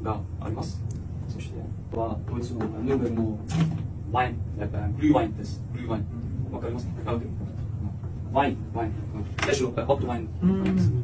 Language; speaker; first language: Japanese; non-native, learner; German